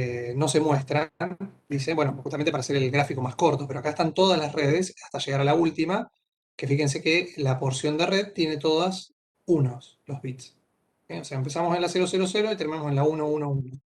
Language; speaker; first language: Spanish; native; Spanish